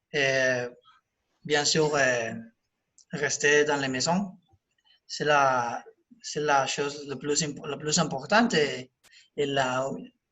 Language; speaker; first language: French; non-native, learner; Spanish